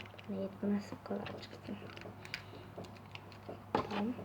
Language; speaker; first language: Turkish; native; Turkish